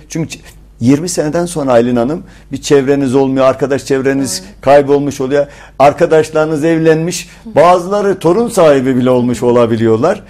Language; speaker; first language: Turkish; native; Turkish